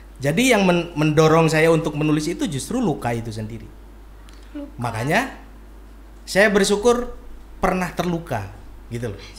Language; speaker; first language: Indonesian; non-native, local second language; Sundanese